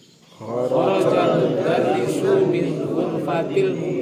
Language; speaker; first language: Arabic; non-native, learner; Indonesian